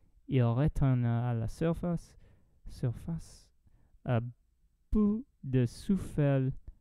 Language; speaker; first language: French; non-native, learner; English